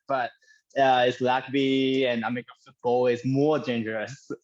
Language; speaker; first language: English; non-native, learner; Japanese